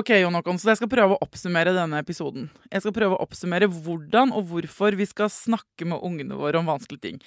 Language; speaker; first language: Norwegian; native; Norwegian